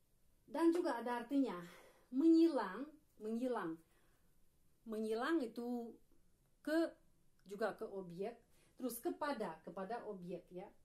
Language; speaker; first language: Indonesian; non-native, fluent; Russian